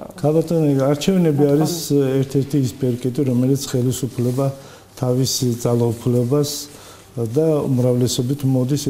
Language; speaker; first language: Georgian; non-native, local second language; Azerbaijani